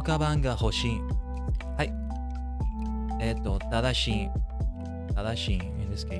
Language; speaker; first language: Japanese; non-native, learner; English